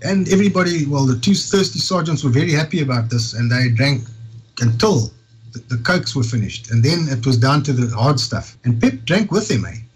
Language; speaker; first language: English; native; English